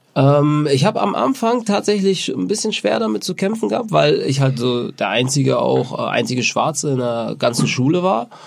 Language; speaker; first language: German; native; German